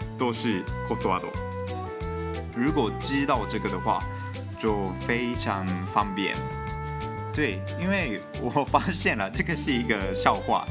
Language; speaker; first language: Chinese; non-native, fluent; Japanese